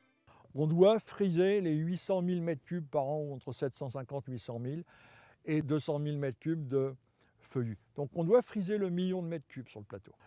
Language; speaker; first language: French; native; French